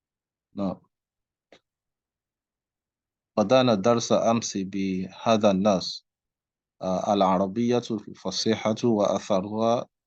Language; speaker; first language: Arabic; non-native, fluent; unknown